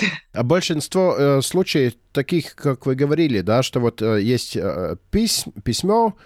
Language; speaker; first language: Russian; non-native, fluent; Latvian